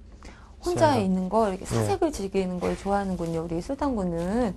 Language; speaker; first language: Korean; native; Korean